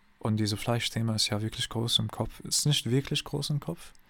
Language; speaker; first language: German; non-native, learner; English